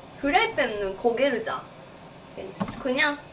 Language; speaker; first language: Korean; non-native, learner; Japanese